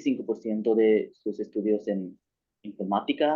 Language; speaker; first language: Spanish; non-native, learner; Bangla